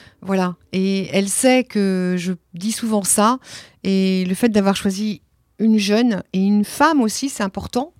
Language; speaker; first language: French; early bilingual, other home language; Italian